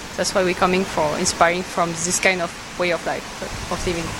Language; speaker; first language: English; non-native, learner; French